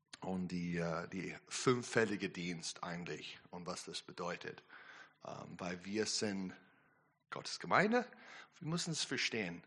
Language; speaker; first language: German; non-native, learner; English